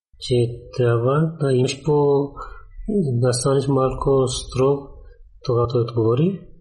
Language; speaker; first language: Bulgarian; non-native, learner; Urdu